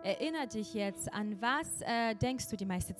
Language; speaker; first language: German; non-native, fluent; Russian